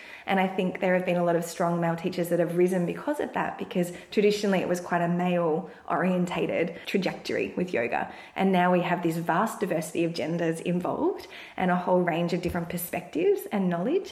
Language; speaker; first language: English; native; English